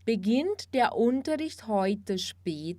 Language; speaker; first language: German; non-native, fluent; Portuguese